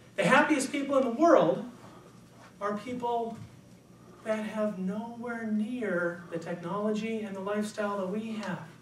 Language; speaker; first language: English; native; English